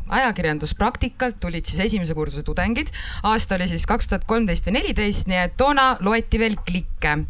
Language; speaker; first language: Estonian; non-native, local second language; Russian